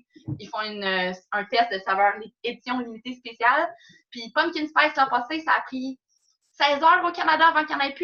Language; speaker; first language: French; native; French